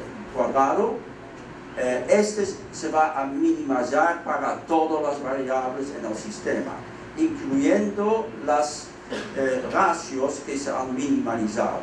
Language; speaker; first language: Spanish; non-native, fluent; Dutch